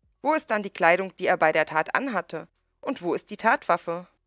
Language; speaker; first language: German; native; German